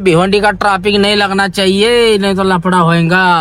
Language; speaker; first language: Hindi; non-native, local second language; Marathi